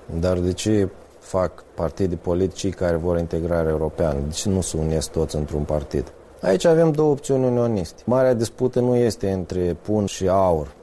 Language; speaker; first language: Romanian; native; Romanian